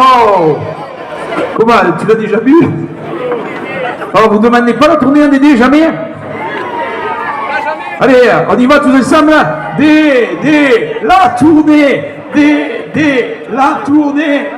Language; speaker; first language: French; native; French